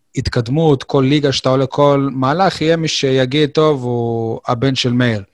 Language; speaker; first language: Hebrew; native; Hebrew